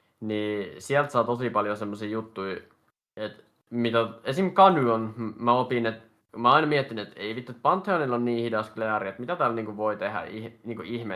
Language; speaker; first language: Finnish; native; Finnish